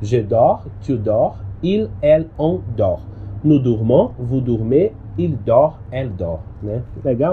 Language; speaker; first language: French; non-native, learner; Portuguese